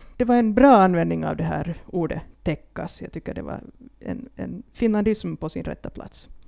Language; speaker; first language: Swedish; native; Swedish